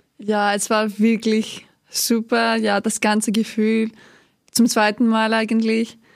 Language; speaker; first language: German; non-native, fluent; Greek